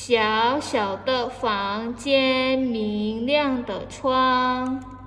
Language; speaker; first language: Chinese; non-native, fluent; Indonesian